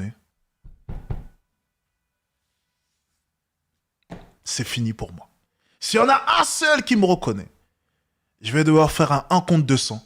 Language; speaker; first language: French; native; French